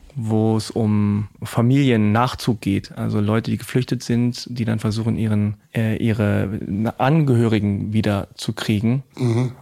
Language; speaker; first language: German; native; German